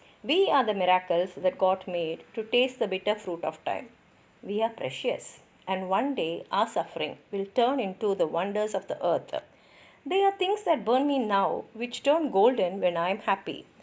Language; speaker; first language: English; non-native, local second language; Tamil